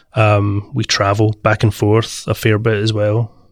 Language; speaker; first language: English; native; English